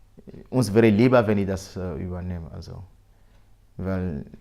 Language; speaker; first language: German; non-native, fluent; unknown